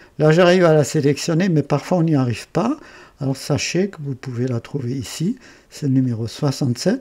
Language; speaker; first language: French; native; French